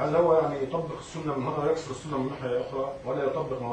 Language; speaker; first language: Arabic; native; Arabic